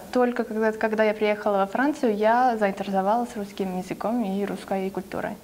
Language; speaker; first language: Russian; non-native, fluent; Finnish